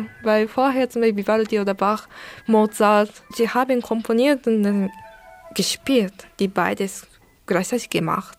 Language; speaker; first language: German; non-native, learner; Japanese